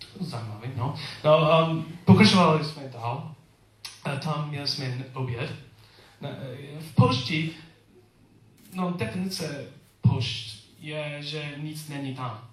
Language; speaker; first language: Czech; non-native, learner; English